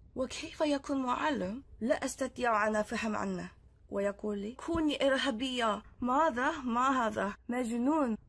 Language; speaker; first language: Arabic; non-native, learner; Korean